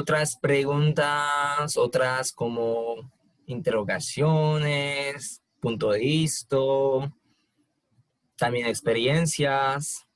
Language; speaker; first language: Spanish; non-native, fluent; French